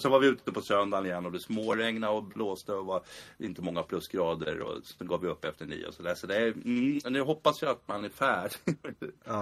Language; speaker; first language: Swedish; native; Swedish